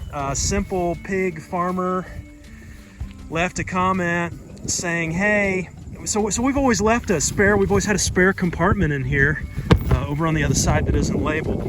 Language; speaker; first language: English; native; English